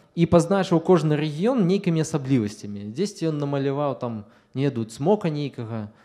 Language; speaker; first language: Russian; non-native, local second language; Belarusian